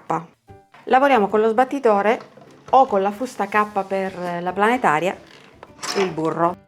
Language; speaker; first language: Italian; native; Italian